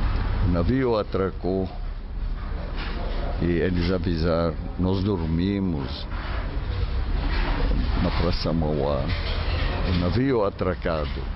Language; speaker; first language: Portuguese; non-native, fluent; Arabic